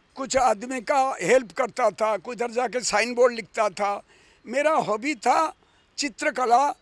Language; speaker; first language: Hindi; non-native, local second language; Odia